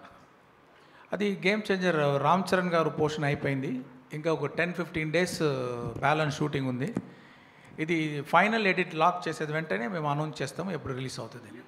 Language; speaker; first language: Telugu; non-native, local second language; Tamil